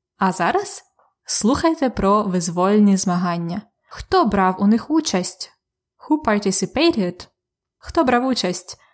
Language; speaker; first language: Ukrainian; native; Ukrainian